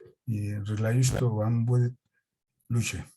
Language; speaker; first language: Russian; non-native, fluent; Spanish